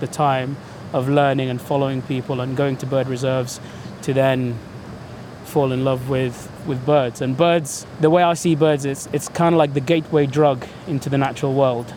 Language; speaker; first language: English; early bilingual, other home language; Arabic